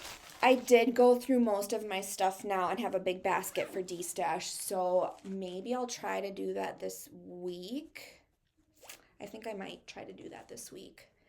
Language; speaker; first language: English; native; English